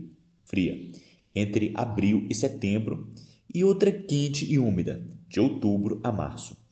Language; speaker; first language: Portuguese; native; Portuguese